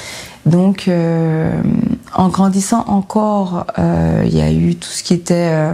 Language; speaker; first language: French; native; French